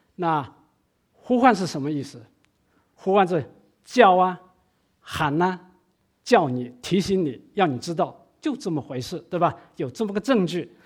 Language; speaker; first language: Chinese; non-native, local second language; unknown